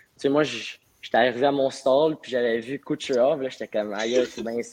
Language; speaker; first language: French; native; French